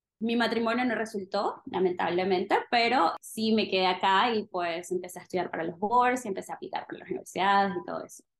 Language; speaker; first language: Spanish; native; Spanish